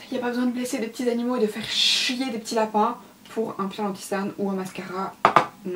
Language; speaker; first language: French; native; French